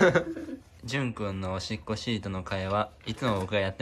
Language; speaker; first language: Japanese; native; Japanese